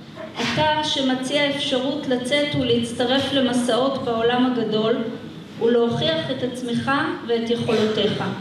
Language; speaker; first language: Hebrew; native; Hebrew